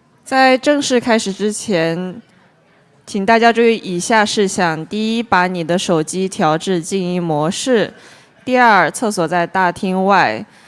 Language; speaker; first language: Chinese; native; Chinese